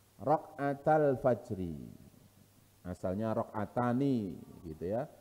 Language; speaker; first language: Indonesian; non-native, local second language; Javanese